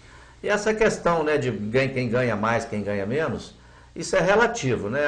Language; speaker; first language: Portuguese; native; Portuguese